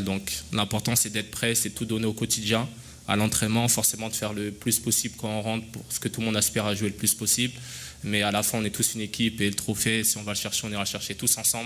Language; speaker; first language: French; native; French